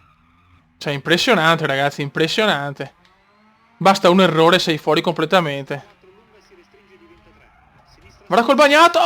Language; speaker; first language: Italian; native; Italian